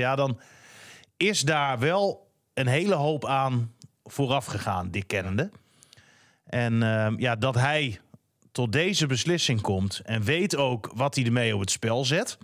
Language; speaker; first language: Dutch; native; Dutch